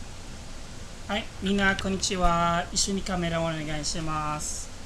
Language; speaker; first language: Japanese; non-native, fluent; Filipino